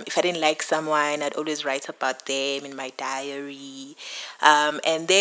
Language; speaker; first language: English; non-native, local second language; Zulu